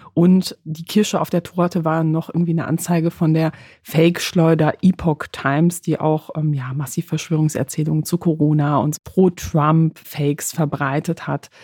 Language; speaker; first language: German; early bilingual, other home language; Polish